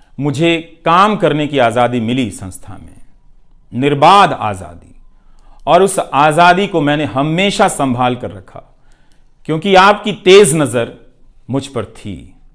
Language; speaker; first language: Hindi; non-native, local second language; Bhojpuri